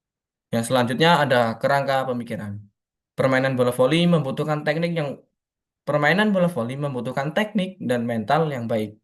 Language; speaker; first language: Indonesian; native; Indonesian